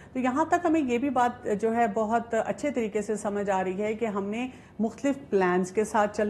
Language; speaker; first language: Hindi; native; Hindi